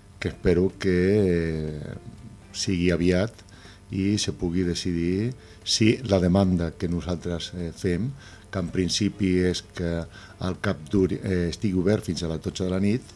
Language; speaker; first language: Catalan; non-native, local second language; Spanish